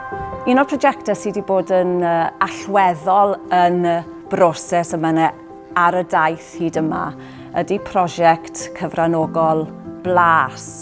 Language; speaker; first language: Welsh; native; Welsh